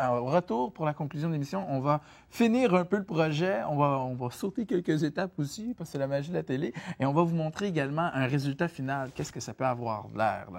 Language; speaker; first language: French; native; French